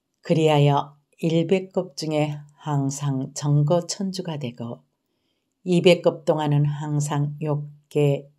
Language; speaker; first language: Korean; native; Korean